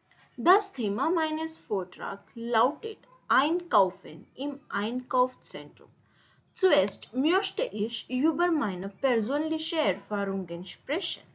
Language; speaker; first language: German; non-native, fluent; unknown